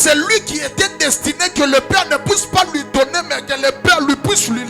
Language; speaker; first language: French; non-native, local second language; Lingala